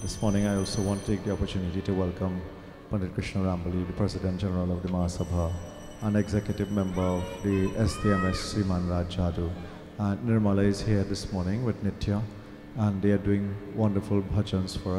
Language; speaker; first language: English; native; English